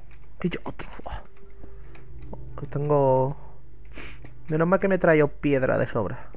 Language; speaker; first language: Spanish; native; Spanish